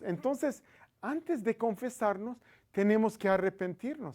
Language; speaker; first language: Spanish; non-native, fluent; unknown